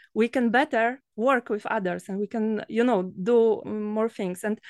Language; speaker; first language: English; non-native, fluent; Polish